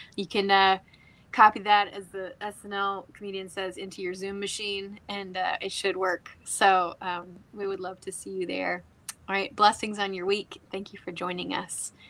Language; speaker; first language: English; native; English